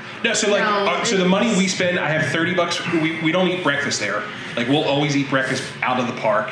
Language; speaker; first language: English; native; English